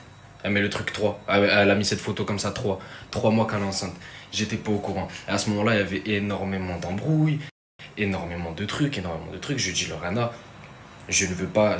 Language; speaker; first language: French; native; French